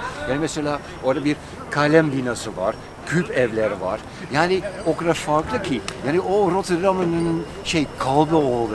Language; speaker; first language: Turkish; non-native, fluent; Dutch